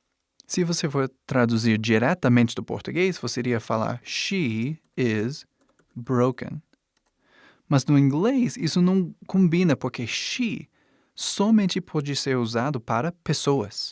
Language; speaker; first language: Portuguese; non-native, fluent; English